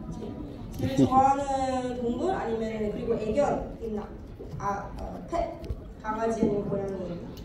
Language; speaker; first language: Korean; early bilingual, heritage; English